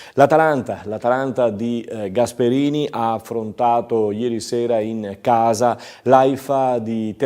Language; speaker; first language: Italian; native; Italian